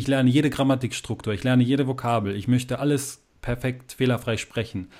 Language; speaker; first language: German; native; German